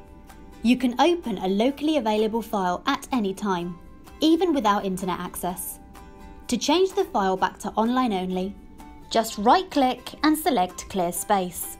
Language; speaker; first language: English; native; English